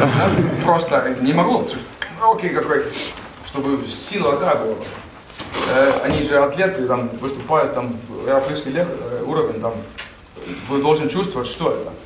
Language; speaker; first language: Russian; non-native, learner; Estonian